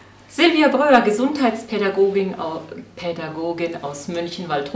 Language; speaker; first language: German; native; German